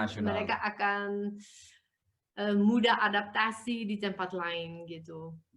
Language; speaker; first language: Indonesian; non-native, fluent; Dutch